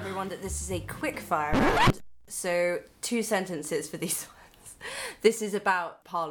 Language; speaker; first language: English; native; English